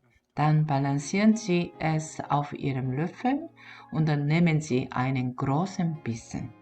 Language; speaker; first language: German; non-native, fluent; Korean